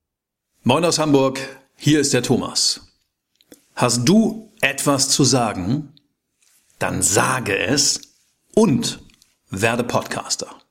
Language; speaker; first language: German; native; German